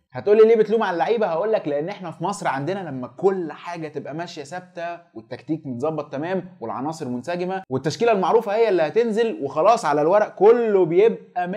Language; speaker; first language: Arabic; native; Arabic